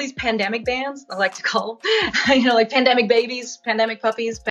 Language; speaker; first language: English; non-native, fluent; French